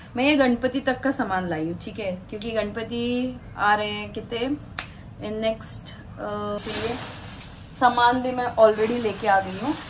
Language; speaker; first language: Hindi; non-native, local second language; Marathi